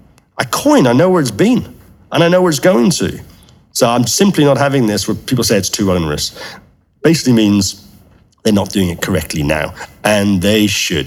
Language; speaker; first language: English; native; English